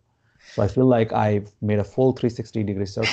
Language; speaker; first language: English; non-native, local second language; Gujarati